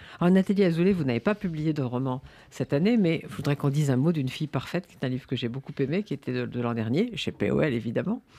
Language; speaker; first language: French; native; French